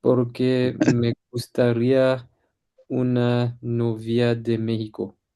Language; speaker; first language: Spanish; non-native, learner; English